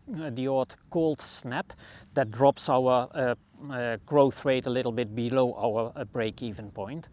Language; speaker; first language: English; non-native, fluent; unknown